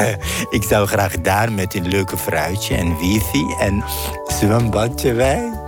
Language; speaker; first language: Dutch; non-native, fluent; Arabic